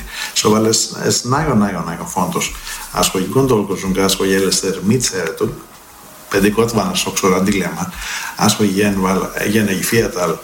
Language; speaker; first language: Hungarian; non-native, learner; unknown